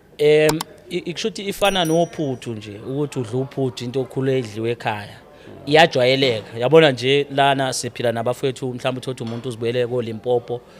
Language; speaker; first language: Zulu; native; Zulu